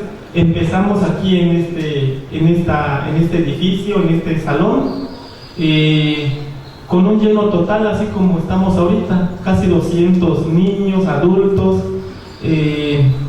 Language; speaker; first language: Spanish; non-native, local second language; Zapotec